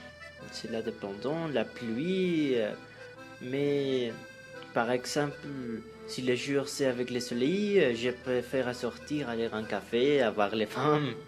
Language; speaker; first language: French; non-native, learner; Spanish